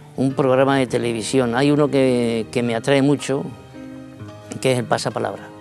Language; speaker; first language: Spanish; native; Spanish